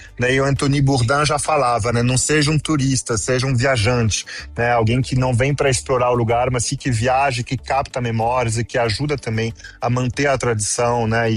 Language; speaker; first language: Portuguese; non-native, fluent; French